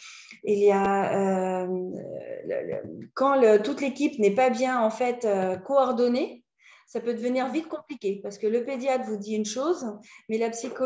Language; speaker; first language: French; native; French